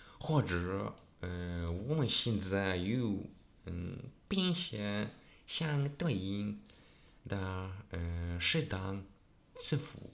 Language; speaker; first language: Chinese; non-native, learner; Polish